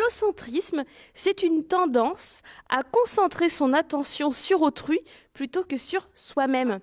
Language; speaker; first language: French; native; French